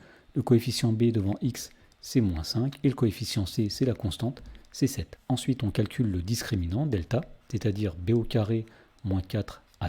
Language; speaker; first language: French; native; French